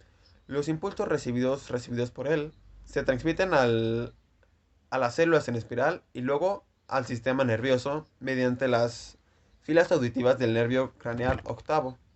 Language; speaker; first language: Spanish; native; Spanish